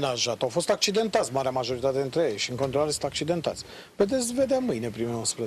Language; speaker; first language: Romanian; native; Romanian